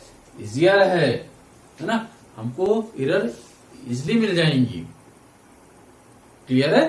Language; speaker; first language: Hindi; native; Hindi